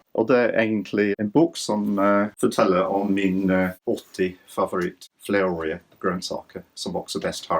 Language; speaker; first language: Norwegian; non-native, fluent; English